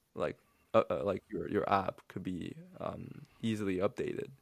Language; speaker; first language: English; non-native, fluent; Chinese